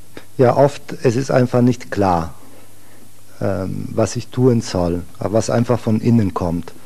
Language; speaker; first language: German; non-native, fluent; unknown